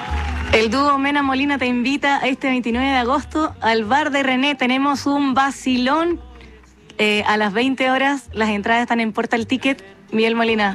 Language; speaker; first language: Spanish; native; Spanish